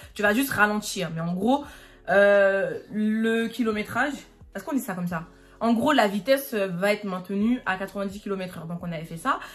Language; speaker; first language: French; native; French